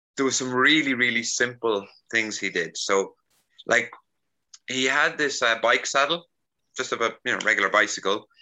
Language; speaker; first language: English; native; English